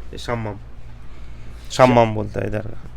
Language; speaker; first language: Hindi; non-native, learner; Bangla